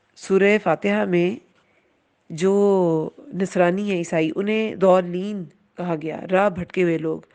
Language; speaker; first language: Urdu; native; Urdu